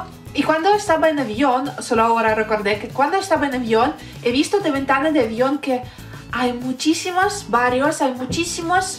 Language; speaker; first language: Spanish; non-native, fluent; Russian